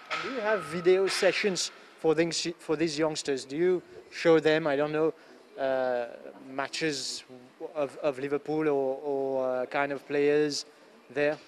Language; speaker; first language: English; non-native, local second language; Morisyen